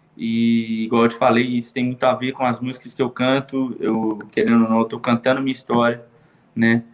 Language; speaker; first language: Portuguese; native; Portuguese